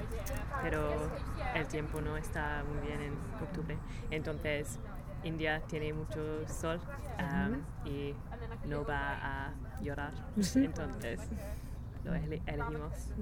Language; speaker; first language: Spanish; non-native, learner; English